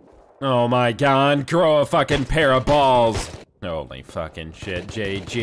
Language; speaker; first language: English; native; English